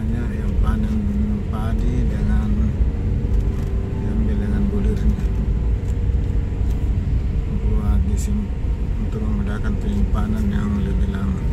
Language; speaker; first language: Indonesian; native; Indonesian